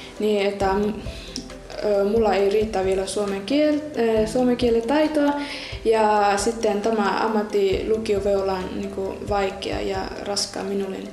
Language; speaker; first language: Finnish; non-native, fluent; Burmese